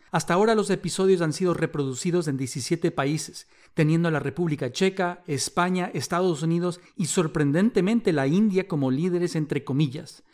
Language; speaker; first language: Spanish; native; Spanish